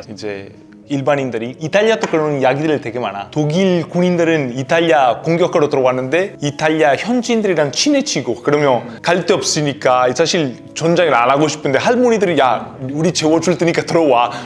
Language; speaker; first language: Korean; non-native, fluent; Italian